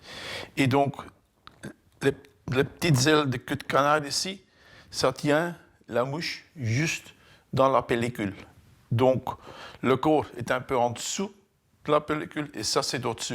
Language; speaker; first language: French; non-native, fluent; Dutch